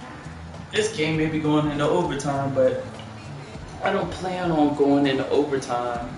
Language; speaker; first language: English; native; English